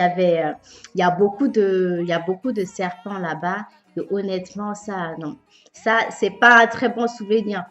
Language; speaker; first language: French; early bilingual, other home language; Bambara